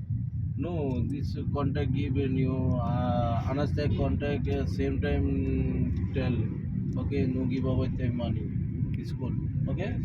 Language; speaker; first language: English; non-native, learner; Bangla